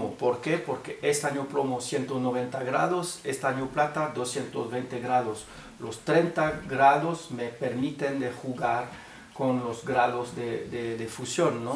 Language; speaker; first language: Spanish; non-native, fluent; French